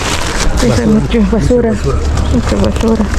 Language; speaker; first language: Spanish; non-native, learner; Filipino